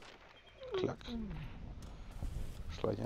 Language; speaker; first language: German; native; German